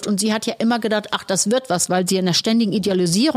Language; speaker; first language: German; native; German